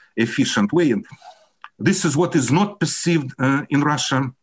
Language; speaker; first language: English; non-native, fluent; Russian